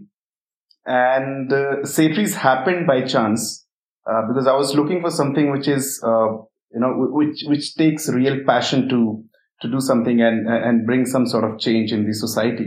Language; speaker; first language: English; non-native, local second language; Hindi